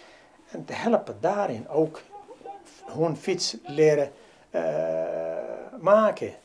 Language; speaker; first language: Dutch; non-native, learner; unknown